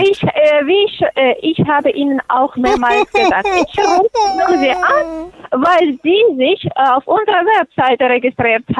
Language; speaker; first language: German; non-native, fluent; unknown